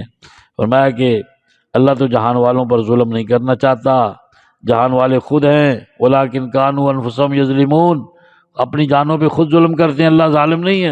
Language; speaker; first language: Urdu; non-native, local second language; Punjabi